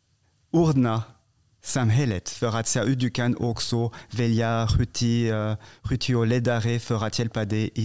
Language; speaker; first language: Swedish; non-native, fluent; French